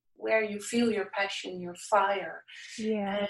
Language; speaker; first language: English; non-native, fluent; Dutch